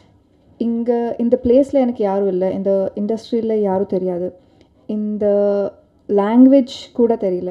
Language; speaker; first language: Tamil; non-native, learner; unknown